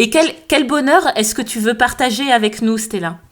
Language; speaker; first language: French; native; French